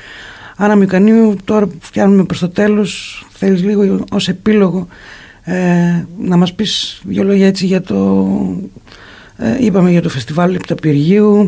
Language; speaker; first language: Greek; native; Greek